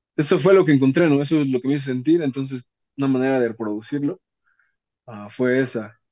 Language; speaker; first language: Spanish; native; Spanish